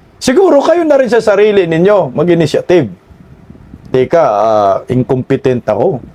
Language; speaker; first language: Filipino; non-native, local second language; Cebuano